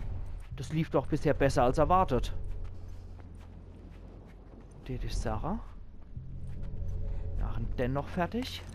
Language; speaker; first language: German; native; German